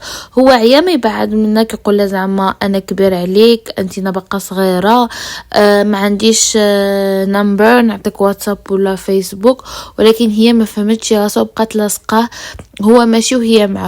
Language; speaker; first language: Arabic; native; Arabic